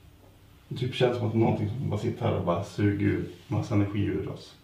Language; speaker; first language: Swedish; native; Swedish